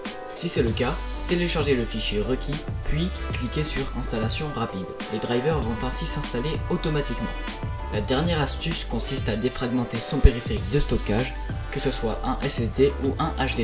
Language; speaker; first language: French; native; French